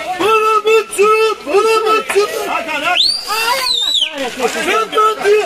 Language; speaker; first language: Turkish; non-native, learner; Indonesian